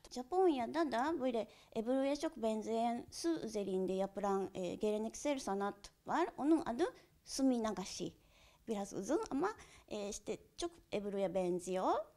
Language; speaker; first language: Turkish; non-native, learner; Japanese